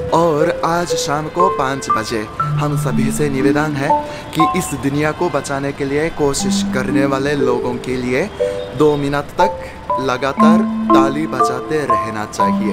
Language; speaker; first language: Hindi; non-native, fluent; Japanese